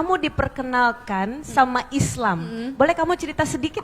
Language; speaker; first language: Indonesian; native; Indonesian